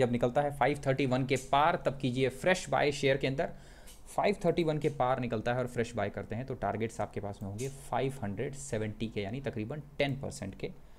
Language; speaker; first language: Hindi; native; Hindi